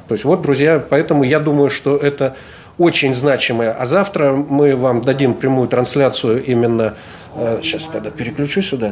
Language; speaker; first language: Russian; native; Russian